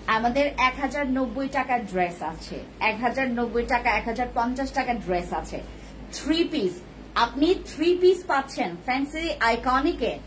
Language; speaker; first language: Bangla; non-native, local second language; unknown